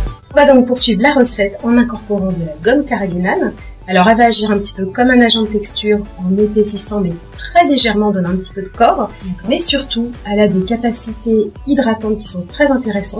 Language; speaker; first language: French; native; French